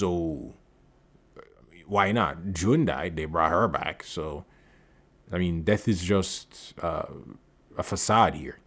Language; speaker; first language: English; native; English